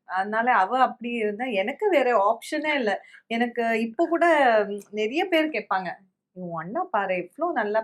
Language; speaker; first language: Tamil; non-native, local second language; Kannada